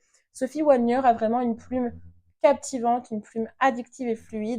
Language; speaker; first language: French; native; French